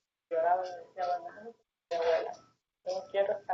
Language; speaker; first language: Spanish; native; Spanish